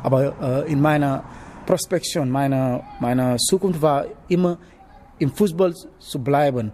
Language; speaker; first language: German; non-native, learner; Wolof